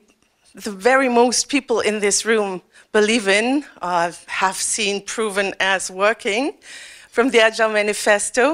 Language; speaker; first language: English; non-native, fluent; German